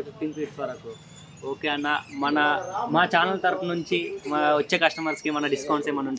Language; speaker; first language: Telugu; native; Telugu